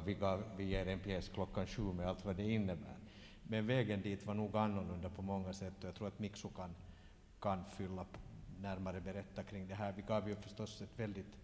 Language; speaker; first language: Swedish; native; Swedish